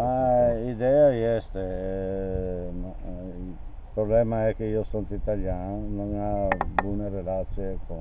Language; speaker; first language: Romanian; non-native, learner; Italian